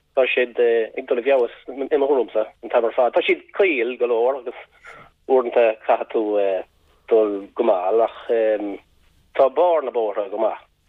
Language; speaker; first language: Irish; non-native, local second language; English